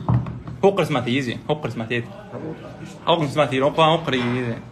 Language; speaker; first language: Russian; native; Russian